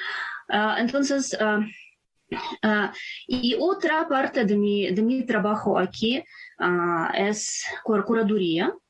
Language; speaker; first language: Spanish; non-native, fluent; Ukrainian